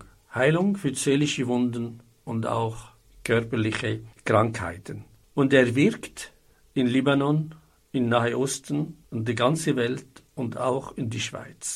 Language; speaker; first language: German; non-native, fluent; Arabic